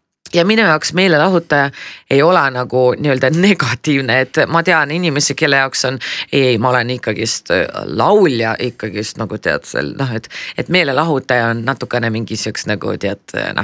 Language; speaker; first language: Estonian; non-native, fluent; Russian